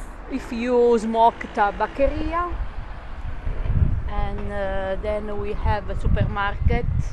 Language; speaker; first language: English; non-native, learner; Italian